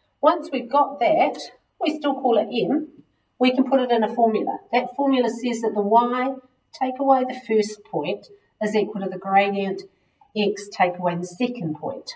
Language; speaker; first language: English; native; English